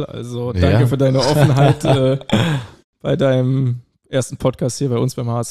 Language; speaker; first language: German; native; German